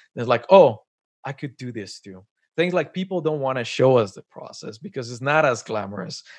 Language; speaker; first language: English; non-native, fluent; Spanish